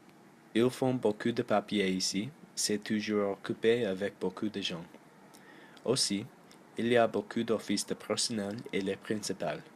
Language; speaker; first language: French; non-native, learner; English